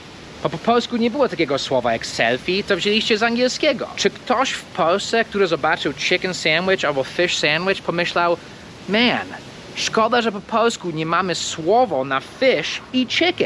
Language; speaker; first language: Polish; non-native, fluent; English